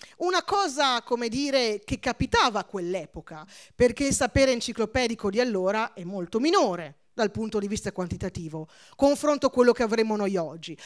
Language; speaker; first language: Italian; early bilingual, other home language; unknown